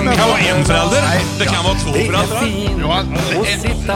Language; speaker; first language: Swedish; native; Swedish